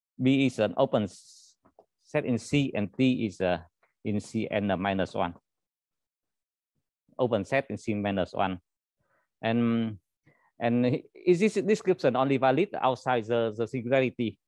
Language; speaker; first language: English; non-native, learner; Vietnamese